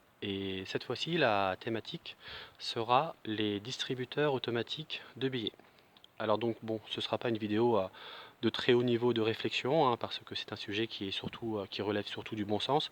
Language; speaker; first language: French; native; French